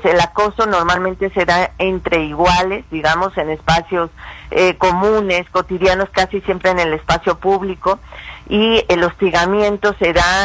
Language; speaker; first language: Spanish; native; Spanish